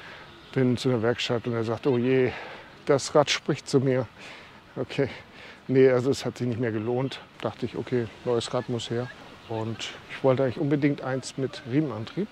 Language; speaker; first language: German; native; German